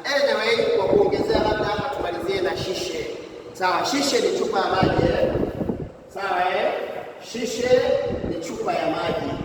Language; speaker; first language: Swahili; native; Swahili